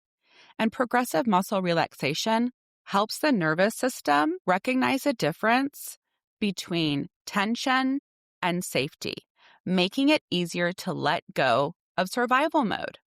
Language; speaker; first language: English; native; English